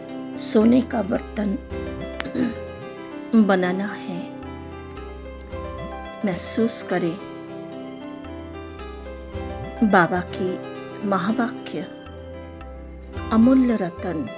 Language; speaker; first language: Hindi; native; Hindi